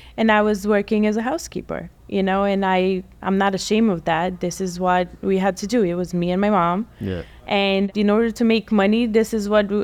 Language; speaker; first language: English; non-native, fluent; Bulgarian